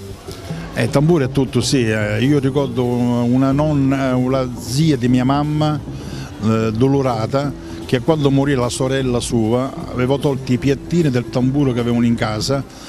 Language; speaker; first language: Italian; native; Italian